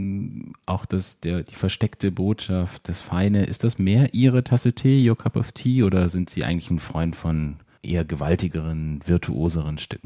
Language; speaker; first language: German; native; German